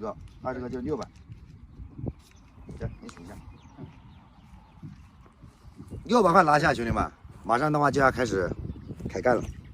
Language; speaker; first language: Chinese; native; Chinese